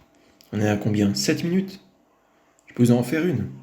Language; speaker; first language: French; native; French